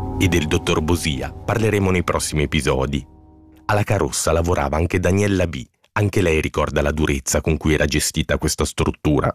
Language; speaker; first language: Italian; native; Italian